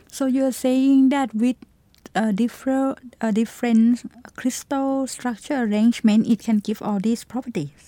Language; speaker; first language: English; non-native, fluent; Thai